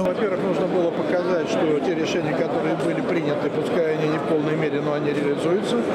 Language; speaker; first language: Russian; native; Russian